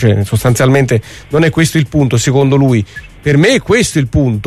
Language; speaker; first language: Italian; native; Italian